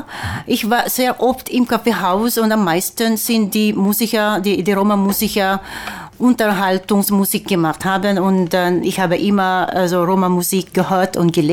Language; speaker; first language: German; non-native, fluent; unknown